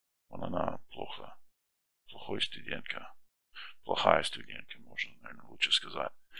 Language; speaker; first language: Russian; non-native, fluent; English